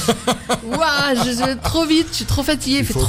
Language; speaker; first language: French; native; French